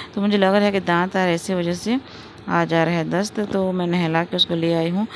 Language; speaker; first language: Hindi; non-native, local second language; Odia